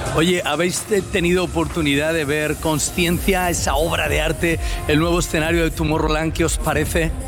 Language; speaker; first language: Spanish; native; Spanish